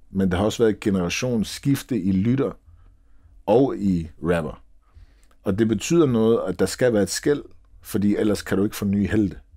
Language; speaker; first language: Danish; native; Danish